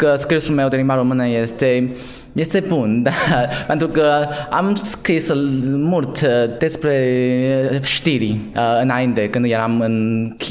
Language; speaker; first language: Romanian; non-native, learner; Chinese